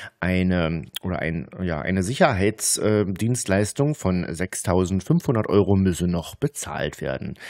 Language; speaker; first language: German; native; German